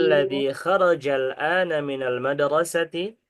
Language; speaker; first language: Arabic; non-native, fluent; Indonesian